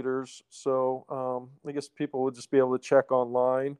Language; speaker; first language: English; native; English